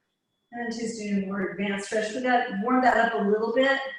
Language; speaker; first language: English; native; English